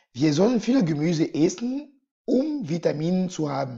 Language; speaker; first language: German; non-native, fluent; French